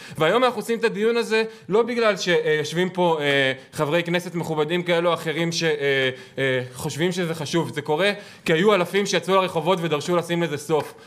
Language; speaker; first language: Hebrew; native; Hebrew